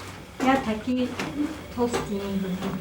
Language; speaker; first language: Russian; non-native, local second language; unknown